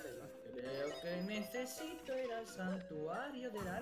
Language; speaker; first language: Spanish; native; Spanish